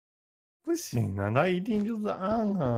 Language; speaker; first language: Chinese; native; Chinese